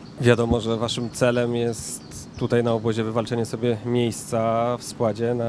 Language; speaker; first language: Polish; native; Polish